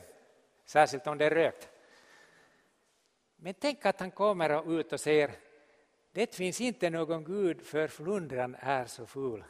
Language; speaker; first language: Swedish; non-native, local second language; Finnish